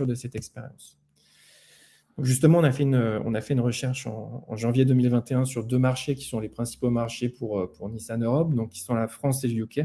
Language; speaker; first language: French; native; French